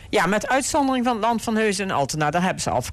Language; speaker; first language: Dutch; native; Dutch